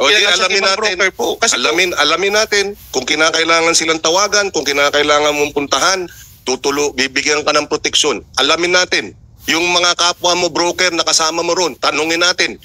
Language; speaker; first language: Filipino; native; Filipino